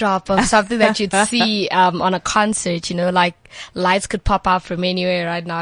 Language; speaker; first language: English; non-native, local second language; Northern Sotho